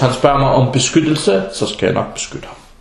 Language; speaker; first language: Danish; early bilingual, other home language; Arabic